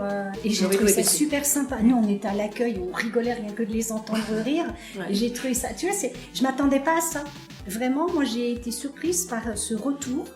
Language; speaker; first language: French; native; French